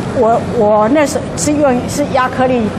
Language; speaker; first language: Chinese; native; Chinese